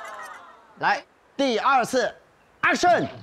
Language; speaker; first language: Chinese; native; Chinese